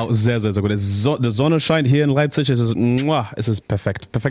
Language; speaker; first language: German; non-native, learner; English